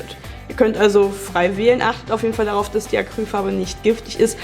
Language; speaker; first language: German; native; German